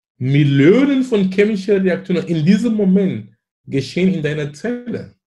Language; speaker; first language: German; non-native, fluent; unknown